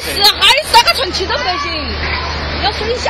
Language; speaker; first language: Chinese; native; Chinese